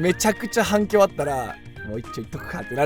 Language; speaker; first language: Japanese; native; Japanese